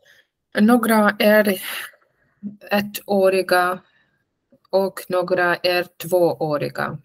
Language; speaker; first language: Swedish; non-native, learner; Russian